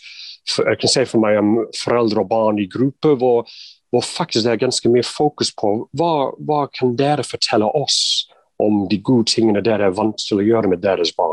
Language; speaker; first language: Norwegian; non-native, fluent; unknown